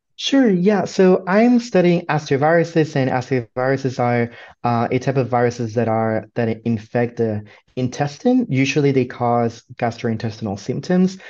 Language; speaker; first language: English; non-native, fluent; Spanish